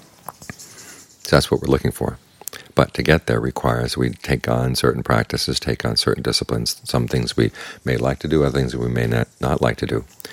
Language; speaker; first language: English; native; English